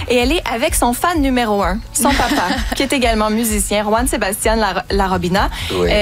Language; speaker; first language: French; native; French